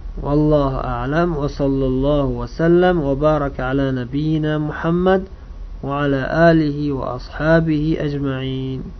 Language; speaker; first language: Arabic; non-native, fluent; Uzbek